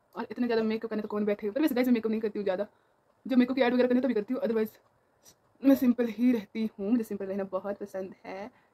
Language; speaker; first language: Hindi; non-native, local second language; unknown